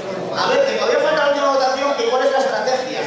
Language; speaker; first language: Spanish; native; Spanish